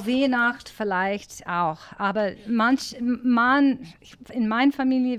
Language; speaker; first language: German; non-native, learner; English